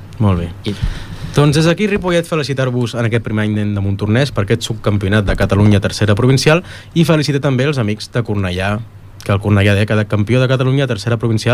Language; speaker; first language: Catalan; native; Catalan